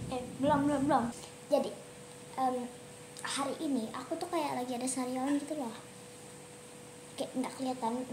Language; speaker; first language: Indonesian; native; Indonesian